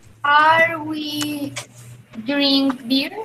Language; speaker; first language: English; non-native, learner; Spanish